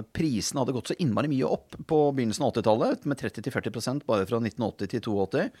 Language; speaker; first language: Norwegian; native; Norwegian